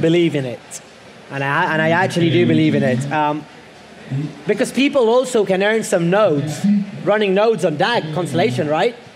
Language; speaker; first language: English; non-native, learner; Spanish